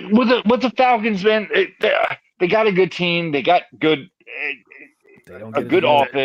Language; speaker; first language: English; native; English